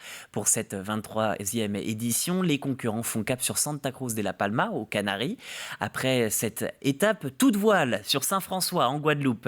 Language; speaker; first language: French; native; French